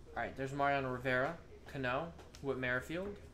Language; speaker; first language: English; native; English